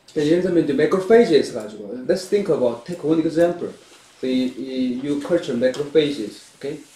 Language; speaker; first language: English; non-native, fluent; Korean